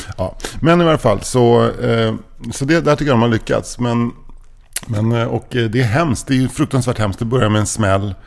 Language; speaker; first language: Swedish; native; Swedish